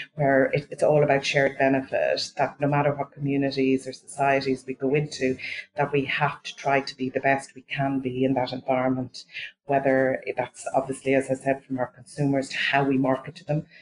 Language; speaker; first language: English; native; English